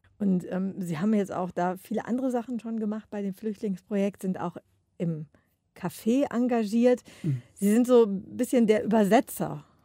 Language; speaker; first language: German; native; German